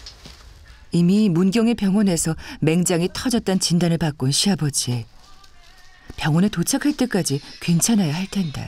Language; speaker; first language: Korean; native; Korean